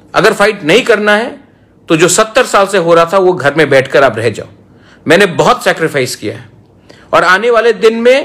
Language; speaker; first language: Hindi; non-native, local second language; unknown